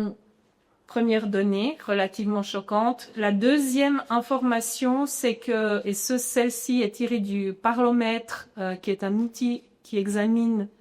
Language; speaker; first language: French; native; French